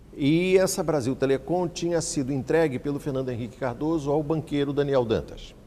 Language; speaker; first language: Portuguese; native; Portuguese